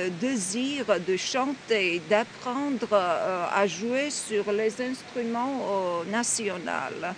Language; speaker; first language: French; non-native, fluent; Georgian